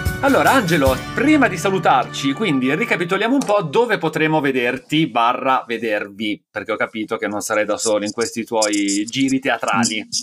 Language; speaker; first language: Italian; native; Italian